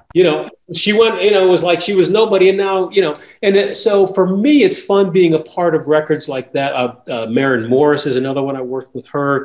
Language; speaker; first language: English; native; English